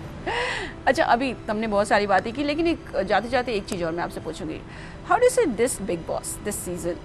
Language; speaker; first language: Hindi; native; Hindi